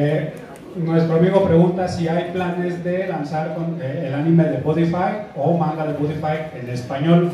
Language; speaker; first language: Spanish; native; Spanish